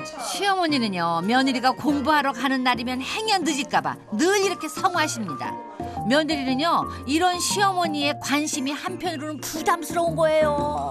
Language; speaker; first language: Korean; native; Korean